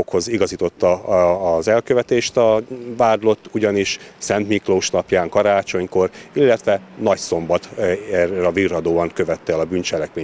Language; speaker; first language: Hungarian; native; Hungarian